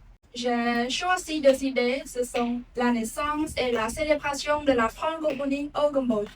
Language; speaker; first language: French; non-native, learner; Khmer